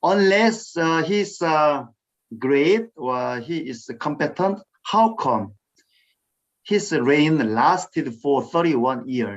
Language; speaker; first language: English; non-native, fluent; Korean